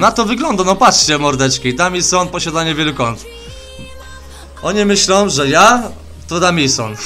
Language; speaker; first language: Polish; native; Polish